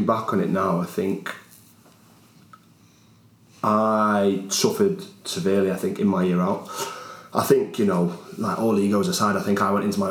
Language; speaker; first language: English; native; English